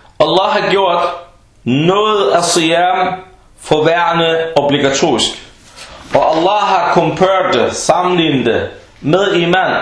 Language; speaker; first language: Danish; early bilingual, other home language; Arabic